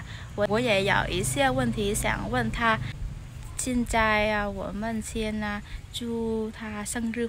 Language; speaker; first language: Chinese; non-native, fluent; Vietnamese